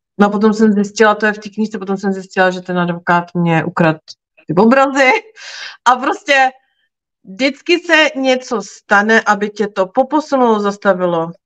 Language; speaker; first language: Czech; native; Czech